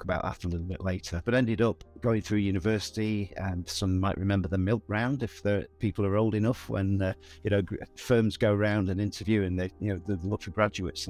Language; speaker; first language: English; native; English